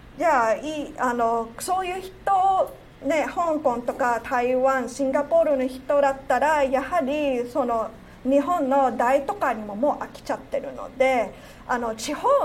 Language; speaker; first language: Japanese; non-native, fluent; Cantonese